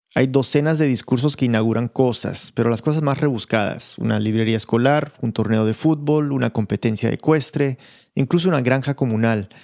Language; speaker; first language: Spanish; early bilingual, heritage; Spanish